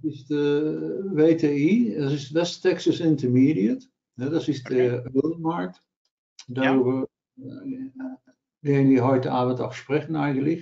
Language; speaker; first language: German; non-native, learner; Dutch